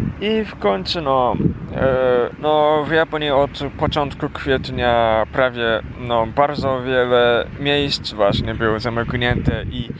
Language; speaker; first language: Polish; non-native, fluent; Japanese